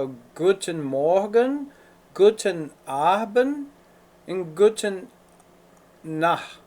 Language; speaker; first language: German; non-native, learner; Portuguese